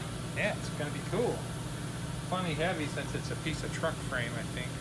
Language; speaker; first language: English; native; English